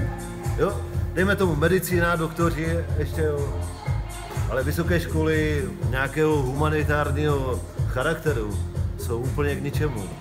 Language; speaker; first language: Czech; non-native, local second language; Polish